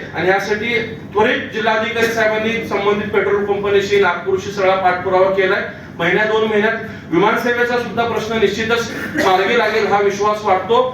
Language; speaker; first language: Marathi; native; Marathi